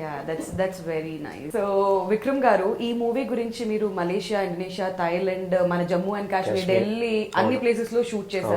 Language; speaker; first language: Telugu; native; Telugu